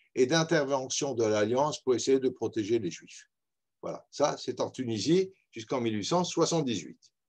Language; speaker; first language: French; native; French